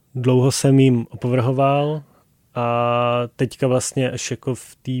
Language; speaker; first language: Czech; native; Czech